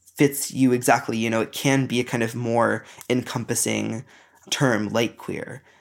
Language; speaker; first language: English; native; English